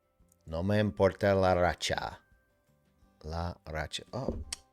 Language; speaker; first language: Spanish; non-native, learner; English